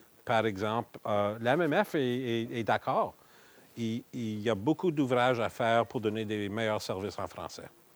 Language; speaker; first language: French; native; French